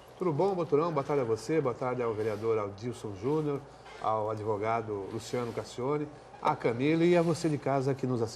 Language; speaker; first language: Portuguese; native; Portuguese